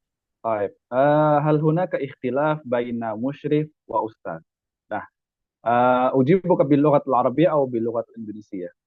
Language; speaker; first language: Arabic; non-native, fluent; Indonesian